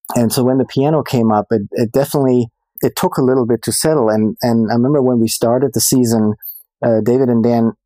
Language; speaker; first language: English; non-native, fluent; German